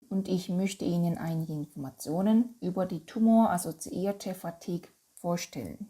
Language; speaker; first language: German; non-native, fluent; Korean